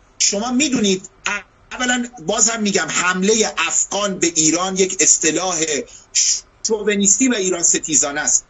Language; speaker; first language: Persian; non-native, local second language; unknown